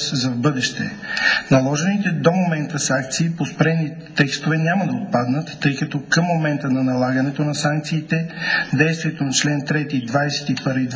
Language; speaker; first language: Bulgarian; native; Bulgarian